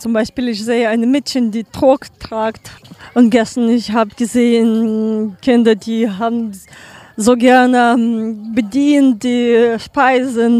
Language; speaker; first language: German; non-native, learner; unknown